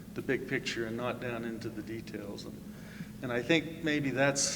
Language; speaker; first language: English; native; English